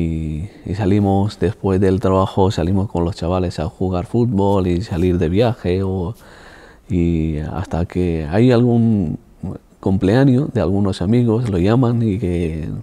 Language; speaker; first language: Spanish; non-native, fluent; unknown